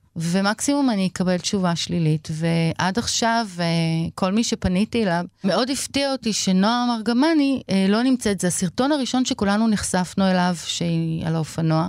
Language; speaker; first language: Hebrew; native; Hebrew